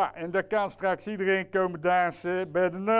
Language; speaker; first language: Dutch; native; Dutch